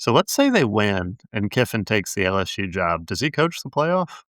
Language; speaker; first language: English; native; English